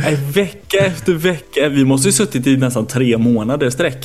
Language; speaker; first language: Swedish; native; Swedish